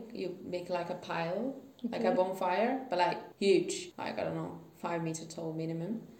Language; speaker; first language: English; non-native, fluent; Italian